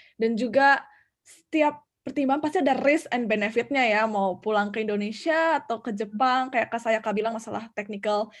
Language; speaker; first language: Indonesian; native; Indonesian